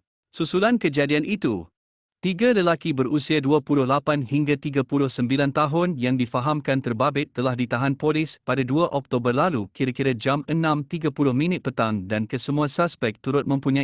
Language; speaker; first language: Malay; native; Malay